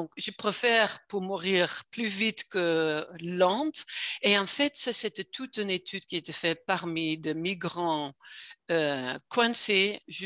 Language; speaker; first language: French; non-native, fluent; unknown